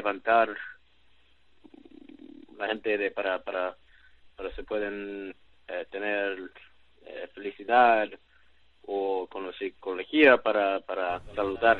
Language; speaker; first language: Spanish; non-native, learner; English